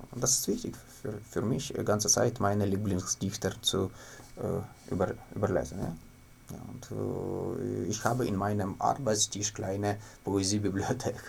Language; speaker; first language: German; non-native, learner; Ukrainian